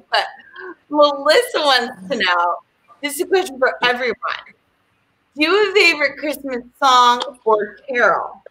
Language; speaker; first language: English; native; English